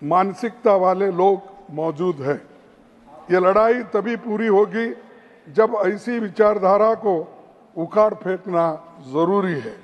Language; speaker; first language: Hindi; non-native, local second language; Kannada